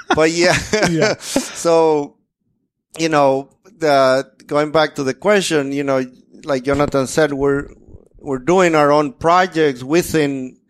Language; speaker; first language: English; non-native, fluent; Spanish